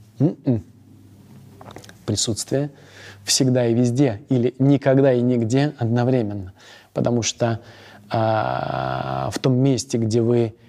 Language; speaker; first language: Russian; native; Russian